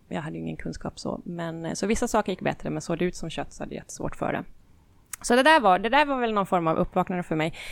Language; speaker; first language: Swedish; native; Swedish